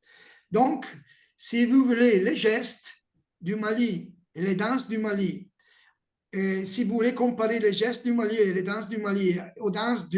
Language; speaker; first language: French; non-native, learner; Italian